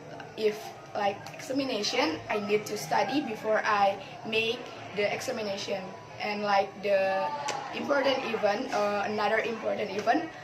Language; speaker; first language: English; non-native, learner; Indonesian